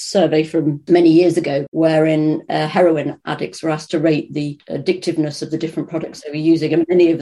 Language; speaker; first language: English; native; English